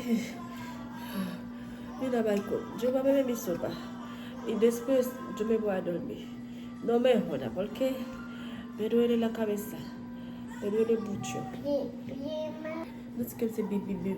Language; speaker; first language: Spanish; non-native, fluent; Haitian Creole